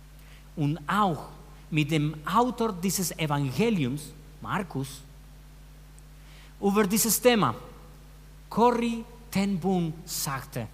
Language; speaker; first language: German; non-native, fluent; Spanish